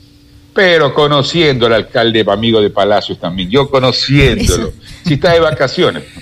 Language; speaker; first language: Spanish; native; Spanish